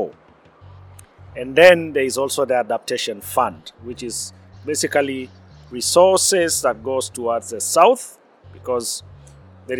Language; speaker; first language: English; non-native, local second language; Masai